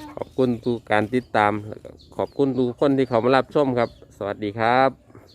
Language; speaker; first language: Thai; native; Thai